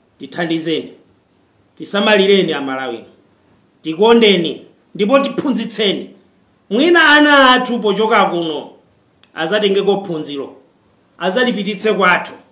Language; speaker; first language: Nyanja; non-native, fluent; Kinyarwanda